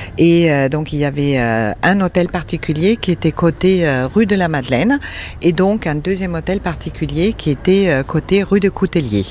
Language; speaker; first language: French; non-native, fluent; German